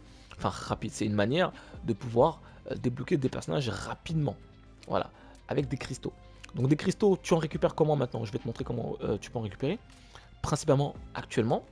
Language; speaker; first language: French; native; French